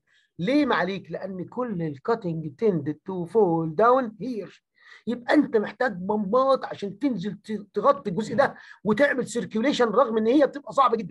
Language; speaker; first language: Arabic; native; Arabic